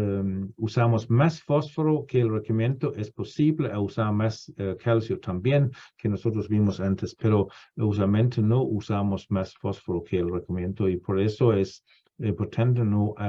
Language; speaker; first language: Spanish; non-native, fluent; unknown